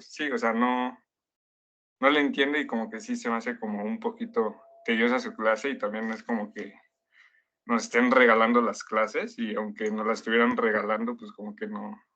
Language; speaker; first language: Spanish; native; Spanish